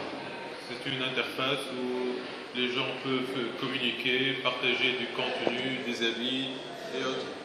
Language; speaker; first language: French; non-native, local second language; Arabic